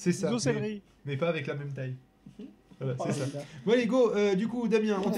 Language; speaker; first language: French; native; French